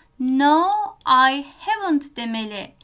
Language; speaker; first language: English; non-native, fluent; Turkish